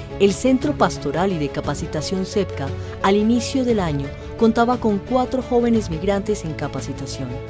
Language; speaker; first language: Spanish; native; Spanish